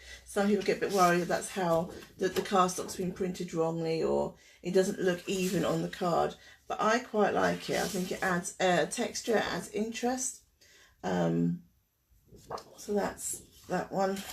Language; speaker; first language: English; native; English